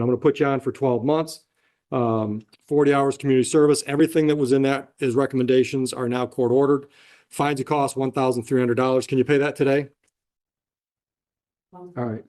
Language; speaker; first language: English; native; English